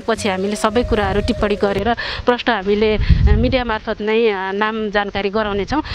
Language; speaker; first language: Nepali; native; Nepali